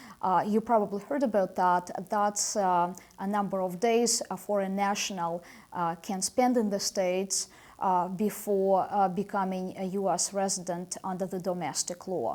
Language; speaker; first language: English; non-native, fluent; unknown